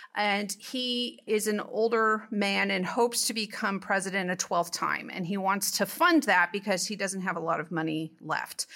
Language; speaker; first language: English; native; English